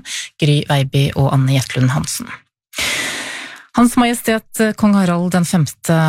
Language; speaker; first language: Norwegian; native; Norwegian